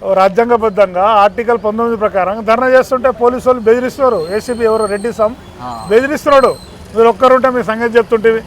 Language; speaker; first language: Telugu; non-native, local second language; Lambadi